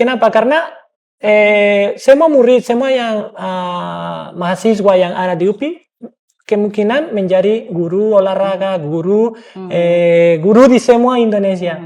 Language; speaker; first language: Indonesian; non-native, fluent; English